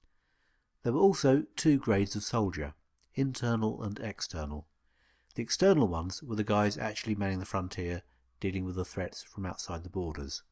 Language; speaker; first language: English; native; English